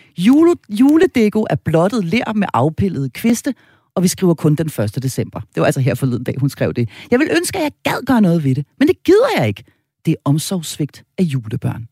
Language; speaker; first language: Danish; native; Danish